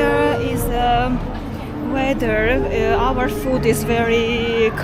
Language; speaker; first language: English; non-native, learner; Armenian